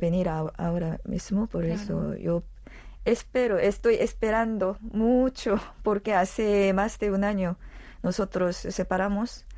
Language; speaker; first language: Spanish; non-native, learner; Korean